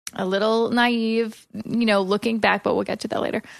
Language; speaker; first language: English; native; English